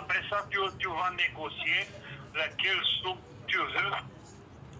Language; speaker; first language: French; non-native, learner; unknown